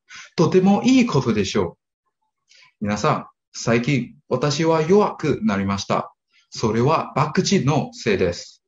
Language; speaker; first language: Japanese; non-native, learner; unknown